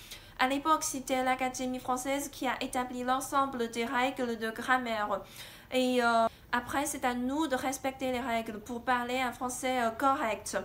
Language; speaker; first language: French; non-native, fluent; Chinese